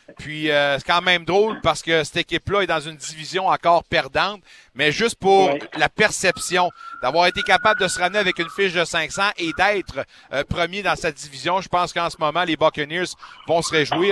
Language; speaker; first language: French; native; French